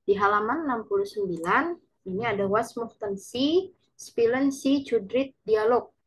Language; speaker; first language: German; non-native, fluent; Indonesian